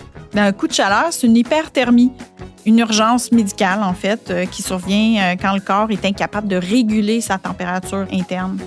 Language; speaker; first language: French; native; French